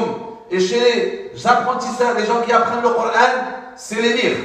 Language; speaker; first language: French; non-native, fluent; Arabic